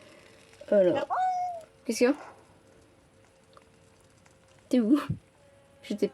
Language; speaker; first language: French; native; French